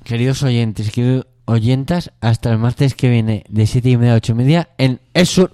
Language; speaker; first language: Spanish; native; Spanish